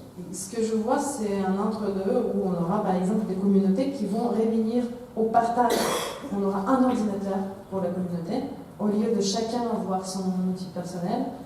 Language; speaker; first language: French; non-native, fluent; Russian